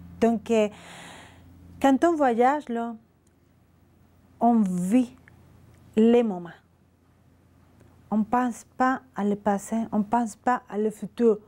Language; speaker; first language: French; non-native, learner; Spanish